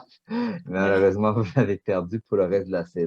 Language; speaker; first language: French; native; French